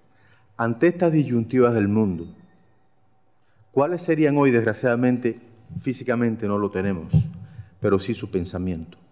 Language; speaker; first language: Spanish; native; Spanish